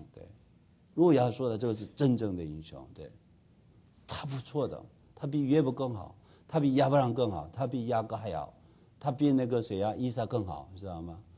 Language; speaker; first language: Chinese; non-native, fluent; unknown